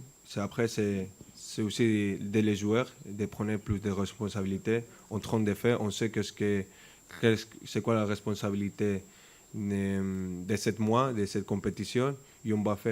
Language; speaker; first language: French; non-native, fluent; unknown